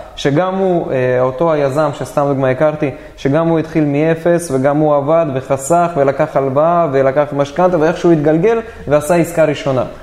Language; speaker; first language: Hebrew; native; Hebrew